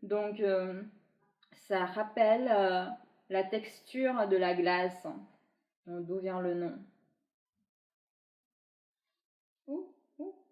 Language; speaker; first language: French; non-native, fluent; Chinese